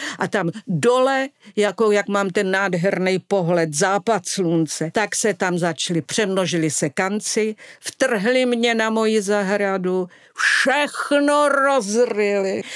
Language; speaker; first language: Czech; non-native, fluent; Italian